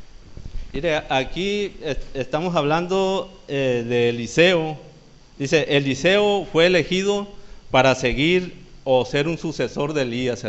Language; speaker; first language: Spanish; native; Spanish